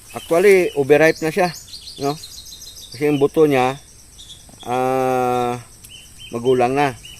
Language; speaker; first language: Filipino; non-native, local second language; Hiligaynon